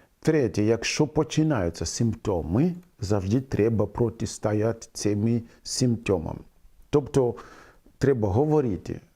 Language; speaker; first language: Ukrainian; non-native, fluent; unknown